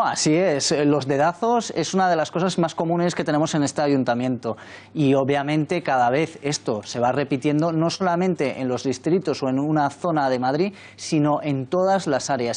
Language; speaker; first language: Spanish; native; Spanish